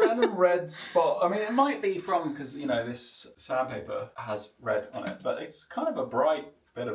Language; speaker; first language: English; native; English